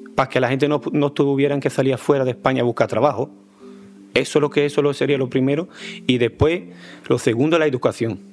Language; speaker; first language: Spanish; early bilingual, other home language; Albanian